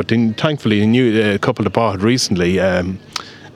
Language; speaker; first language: English; native; English